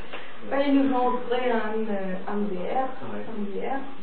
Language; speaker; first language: French; non-native, fluent; Spanish